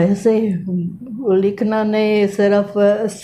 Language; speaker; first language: Hindi; non-native, learner; Bosnian